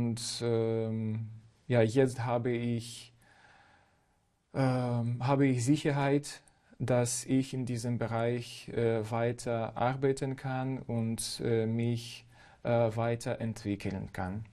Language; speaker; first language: German; non-native, fluent; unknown